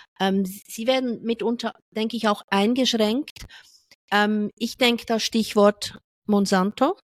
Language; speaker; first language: German; native; German